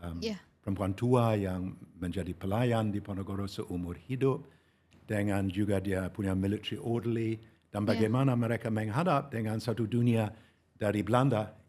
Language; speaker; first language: Indonesian; non-native, fluent; English